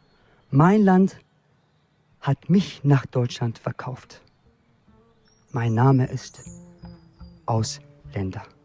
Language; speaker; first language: German; non-native, fluent; Kurdish